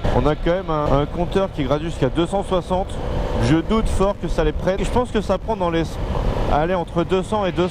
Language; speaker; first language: French; native; French